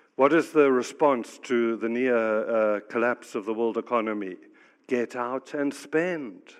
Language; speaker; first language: English; native; English